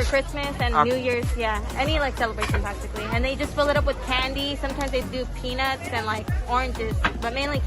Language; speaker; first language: English; early bilingual, other home language; Spanish